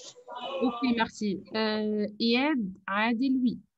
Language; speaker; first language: French; non-native, fluent; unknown